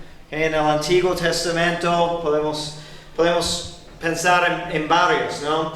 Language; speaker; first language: Spanish; non-native, fluent; English